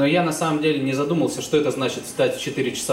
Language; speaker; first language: Russian; native; Russian